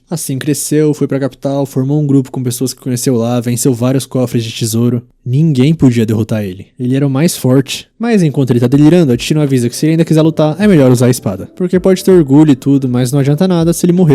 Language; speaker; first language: Portuguese; native; Portuguese